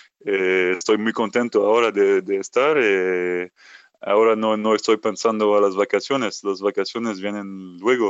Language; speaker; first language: Spanish; non-native, fluent; French